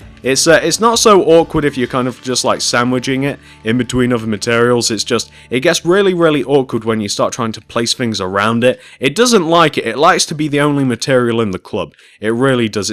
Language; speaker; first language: English; native; English